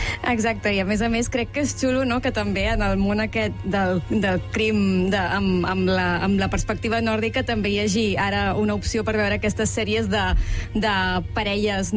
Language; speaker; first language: Catalan; native; Catalan